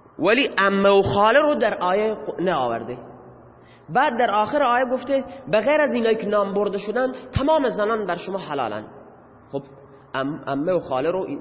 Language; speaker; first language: Persian; native; Persian